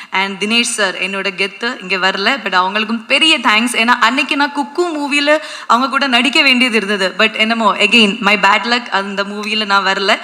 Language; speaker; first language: Tamil; non-native, fluent; Malayalam